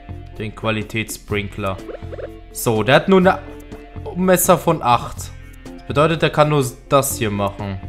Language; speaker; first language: German; native; German